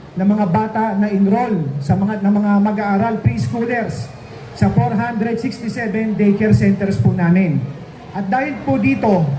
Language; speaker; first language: Filipino; native; Filipino